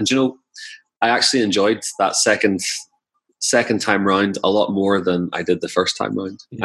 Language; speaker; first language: English; native; English